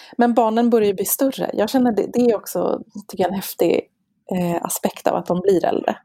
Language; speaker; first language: Swedish; native; Swedish